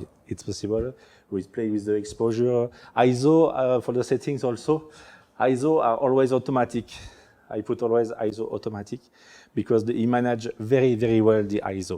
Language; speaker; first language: English; non-native, learner; French